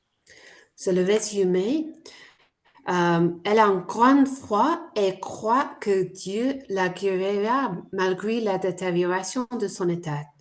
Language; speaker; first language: French; non-native, fluent; English